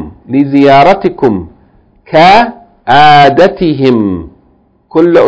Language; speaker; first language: Arabic; non-native, fluent; English